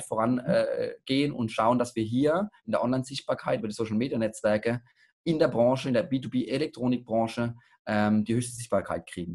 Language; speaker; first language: German; native; German